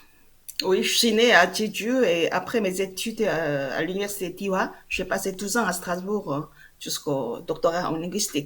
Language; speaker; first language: French; non-native, fluent; Korean